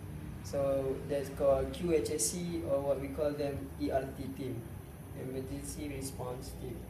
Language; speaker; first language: English; non-native, local second language; Malay